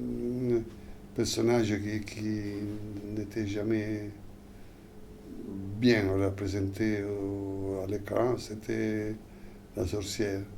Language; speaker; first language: French; non-native, fluent; Italian